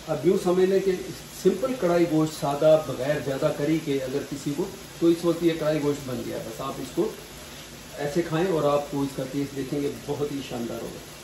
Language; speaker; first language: Urdu; native; Urdu